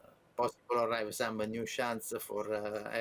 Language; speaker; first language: English; non-native, learner; Italian